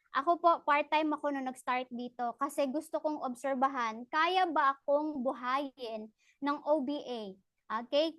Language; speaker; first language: Filipino; non-native, local second language; Cebuano